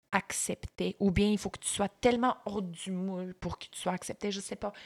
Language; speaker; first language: French; early bilingual, other home language; Bulgarian